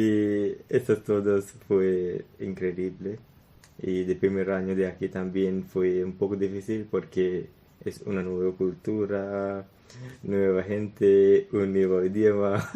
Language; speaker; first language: Spanish; non-native, learner; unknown